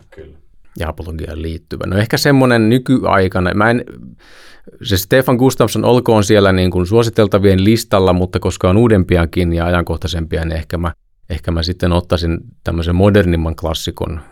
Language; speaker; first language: Finnish; native; Finnish